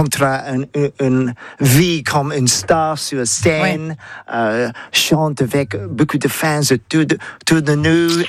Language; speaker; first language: French; non-native, learner; English